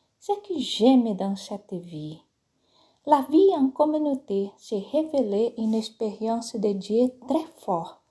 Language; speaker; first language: French; non-native, fluent; Portuguese